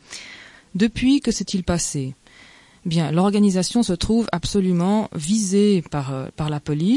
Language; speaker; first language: French; native; French